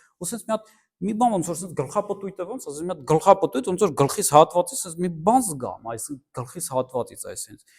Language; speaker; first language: Armenian; early bilingual, heritage; Armenian